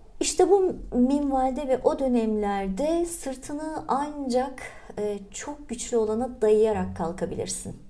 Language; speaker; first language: Turkish; native; Turkish